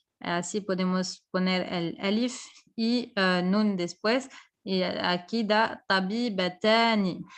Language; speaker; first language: Spanish; non-native, fluent; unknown